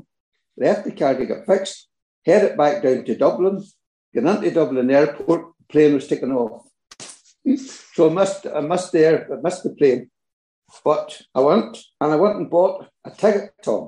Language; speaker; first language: English; native; English